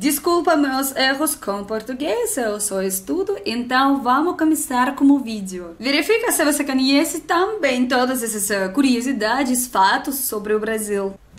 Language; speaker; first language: Portuguese; non-native, learner; Russian